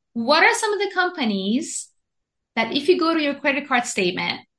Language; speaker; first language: English; non-native, fluent; Persian